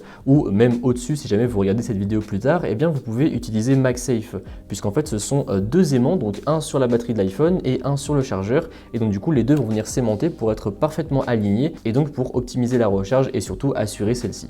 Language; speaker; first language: French; native; French